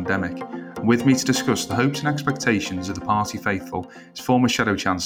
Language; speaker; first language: English; native; English